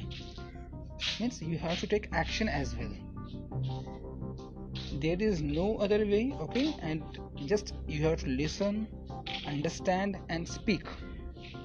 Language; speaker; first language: English; non-native, local second language; Marathi